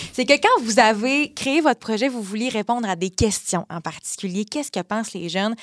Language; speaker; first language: French; native; French